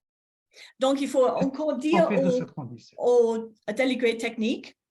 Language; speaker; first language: French; non-native, fluent; English